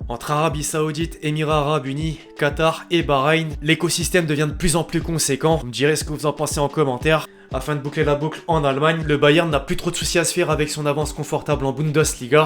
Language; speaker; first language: French; native; French